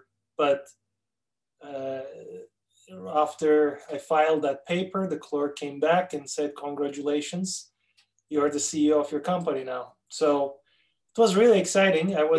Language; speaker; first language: English; non-native, fluent; Turkish